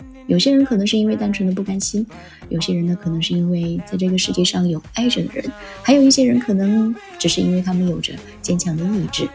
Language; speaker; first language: Chinese; native; Chinese